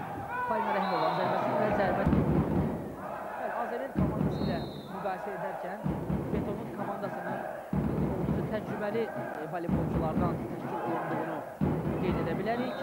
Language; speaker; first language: Azerbaijani; native; Azerbaijani